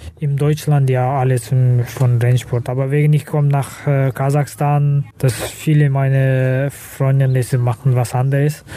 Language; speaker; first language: German; non-native, learner; Kazakh